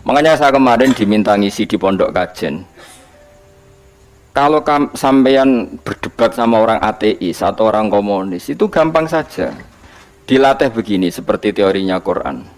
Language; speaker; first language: Indonesian; non-native, local second language; Javanese